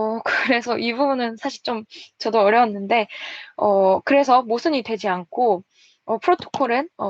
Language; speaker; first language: Korean; native; Korean